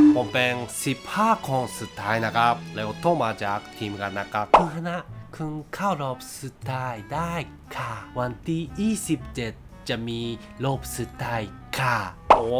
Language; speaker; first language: Thai; non-native, learner; Japanese